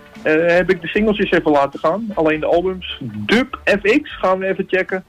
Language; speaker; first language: Dutch; native; Dutch